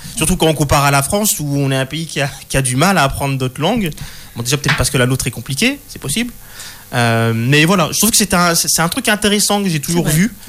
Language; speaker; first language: French; early bilingual, other home language; Arabic